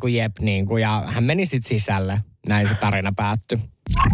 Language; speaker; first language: Finnish; native; Finnish